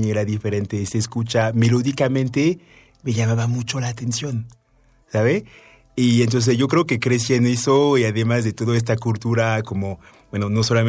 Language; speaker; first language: Spanish; non-native, fluent; French